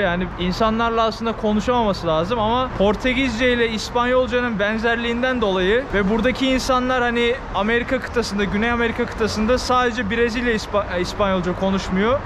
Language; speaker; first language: Turkish; native; Turkish